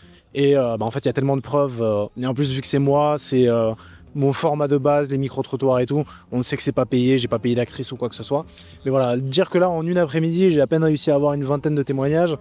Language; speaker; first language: French; native; French